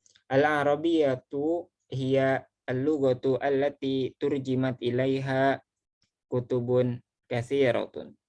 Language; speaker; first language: Arabic; non-native, fluent; Indonesian